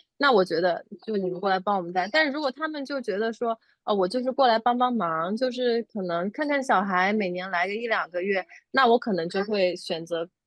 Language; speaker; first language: Chinese; native; Chinese